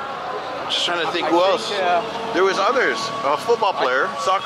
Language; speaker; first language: English; native; English